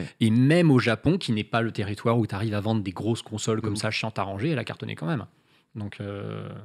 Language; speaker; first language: French; native; French